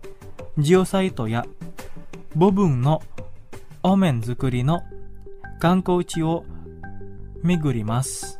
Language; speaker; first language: Japanese; non-native, fluent; Indonesian